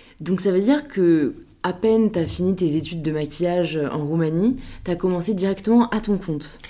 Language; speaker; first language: French; native; French